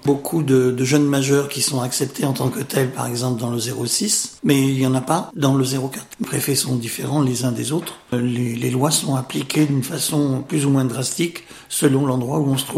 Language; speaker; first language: French; native; French